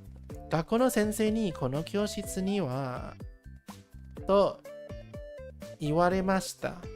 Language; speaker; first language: Japanese; non-native, learner; English